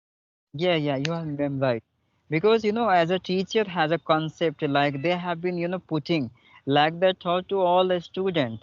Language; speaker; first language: English; non-native, local second language; Hindi